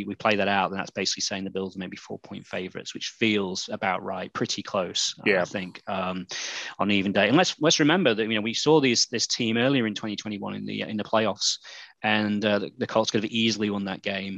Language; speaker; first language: English; native; English